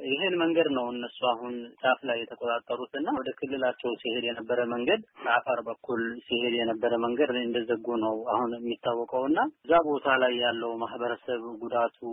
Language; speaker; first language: Amharic; non-native, local second language; Afar